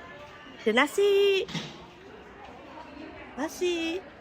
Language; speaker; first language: Malay; native; Malay